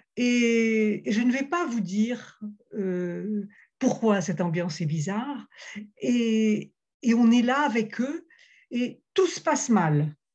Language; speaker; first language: French; native; French